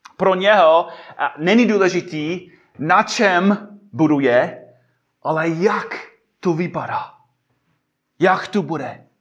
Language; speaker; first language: Czech; non-native, fluent; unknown